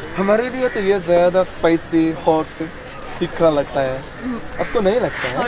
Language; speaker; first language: Hindi; non-native, fluent; Japanese